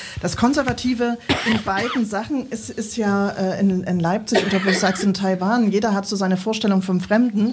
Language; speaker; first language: German; native; German